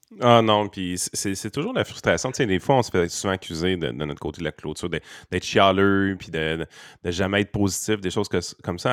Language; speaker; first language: French; native; French